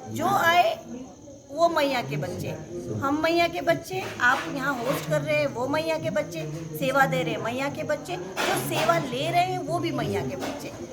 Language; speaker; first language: Hindi; non-native, local second language; Nepali